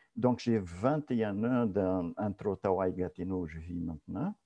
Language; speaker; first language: French; non-native, fluent; Portuguese